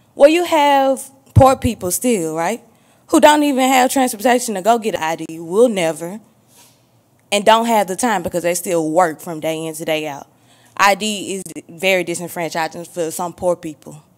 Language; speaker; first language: English; native; English